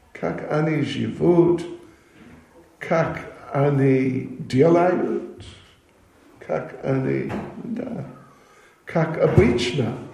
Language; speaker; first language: Russian; non-native, learner; English